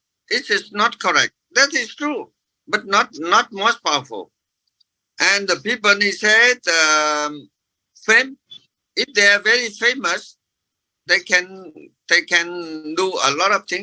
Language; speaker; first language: English; non-native, fluent; Vietnamese